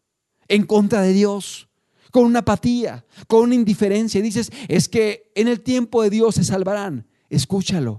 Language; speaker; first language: Spanish; native; Spanish